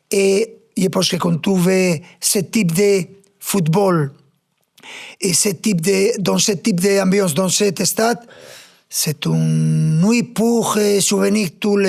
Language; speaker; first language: French; non-native, fluent; Spanish